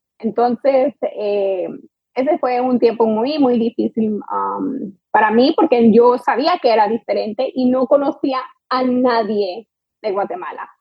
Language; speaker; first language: Spanish; early bilingual, heritage; Spanish